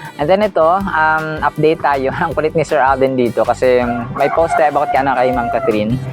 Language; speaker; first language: Filipino; non-native, local second language; Cebuano